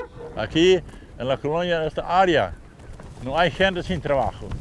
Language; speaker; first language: Spanish; non-native, local second language; Plautdietsch